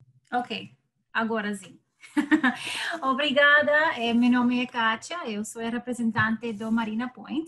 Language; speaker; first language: Portuguese; non-native, learner; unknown